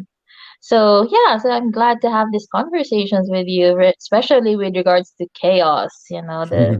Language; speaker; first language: English; non-native, local second language; Filipino